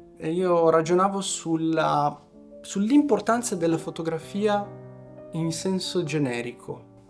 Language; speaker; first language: Italian; early bilingual, other home language; Portuguese